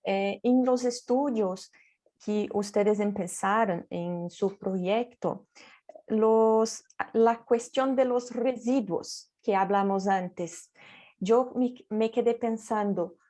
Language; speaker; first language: Spanish; non-native, fluent; Portuguese